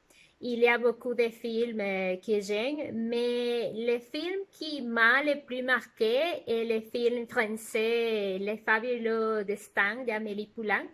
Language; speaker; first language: French; non-native, fluent; Spanish